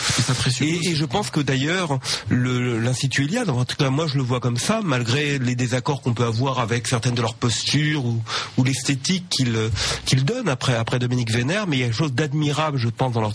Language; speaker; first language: French; native; French